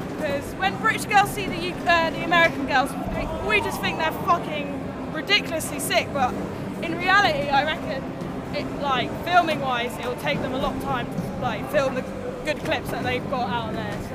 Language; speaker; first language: English; native; English